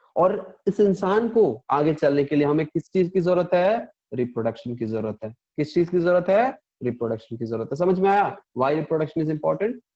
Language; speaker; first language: Hindi; non-native, local second language; Punjabi